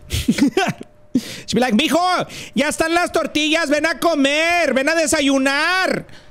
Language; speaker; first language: Spanish; early bilingual, heritage; Spanish